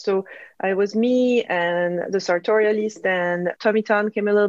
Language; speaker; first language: English; non-native, fluent; French